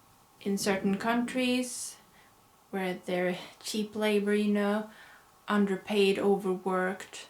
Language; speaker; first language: English; non-native, fluent; Swedish